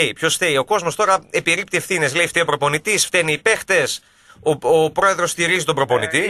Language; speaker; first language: Greek; native; Greek